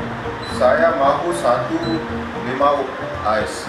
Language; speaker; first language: Indonesian; non-native, learner; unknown